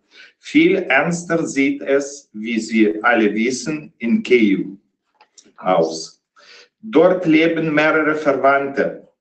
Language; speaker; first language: German; non-native, fluent; Ukrainian